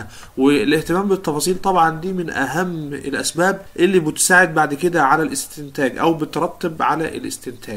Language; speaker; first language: Arabic; native; Arabic